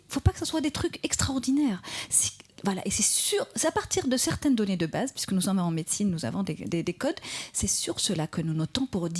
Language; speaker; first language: French; non-native, local second language; Arabic